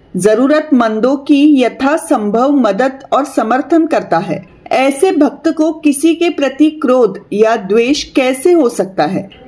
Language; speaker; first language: Hindi; non-native, local second language; Marathi